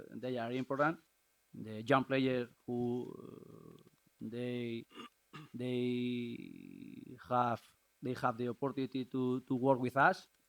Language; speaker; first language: English; non-native, learner; Spanish